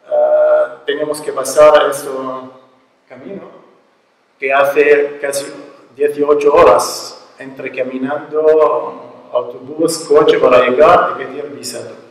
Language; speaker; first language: Spanish; non-native, learner; Arabic